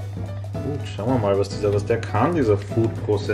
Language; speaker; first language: German; native; German